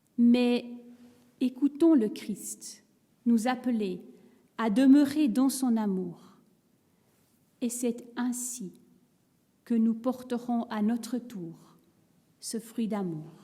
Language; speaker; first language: French; native; French